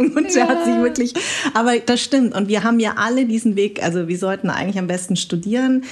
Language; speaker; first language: German; early bilingual, other home language; Vietnamese